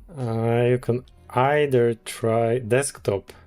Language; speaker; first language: English; non-native, fluent; Polish